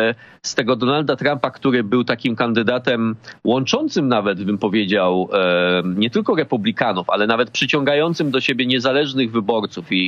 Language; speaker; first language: Polish; native; Polish